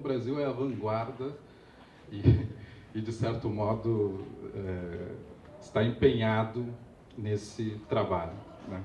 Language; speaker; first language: Portuguese; native; Portuguese